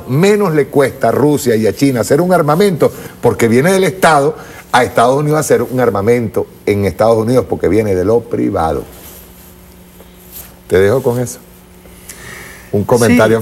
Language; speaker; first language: Spanish; native; Spanish